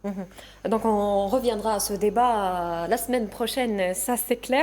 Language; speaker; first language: French; native; French